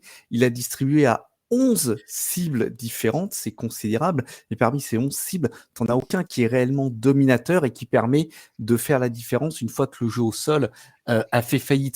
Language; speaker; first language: French; native; French